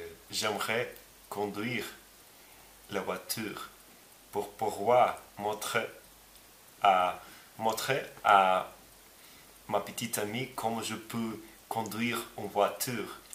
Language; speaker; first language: French; non-native, learner; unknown